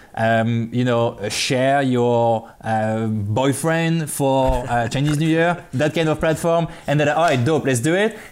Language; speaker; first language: English; non-native, fluent; French